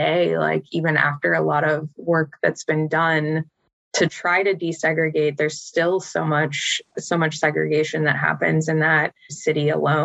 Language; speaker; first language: English; native; English